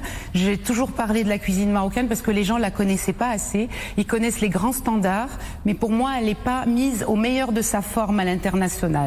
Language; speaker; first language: French; non-native, local second language; Arabic